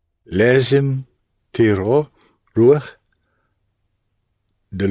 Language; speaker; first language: Arabic; non-native, learner; English